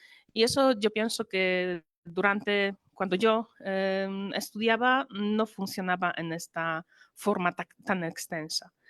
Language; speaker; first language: Spanish; non-native, fluent; Polish